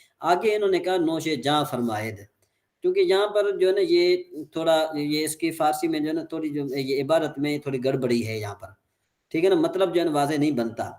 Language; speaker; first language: Urdu; non-native, local second language; Sindhi